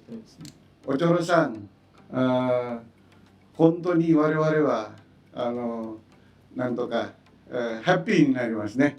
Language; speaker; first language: Japanese; non-native, learner; Indonesian